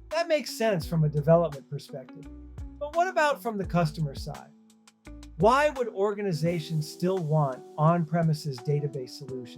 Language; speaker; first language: English; native; English